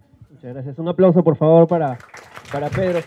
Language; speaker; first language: Spanish; native; Spanish